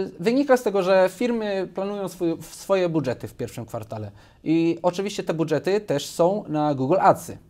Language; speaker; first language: Polish; early bilingual, heritage; Polish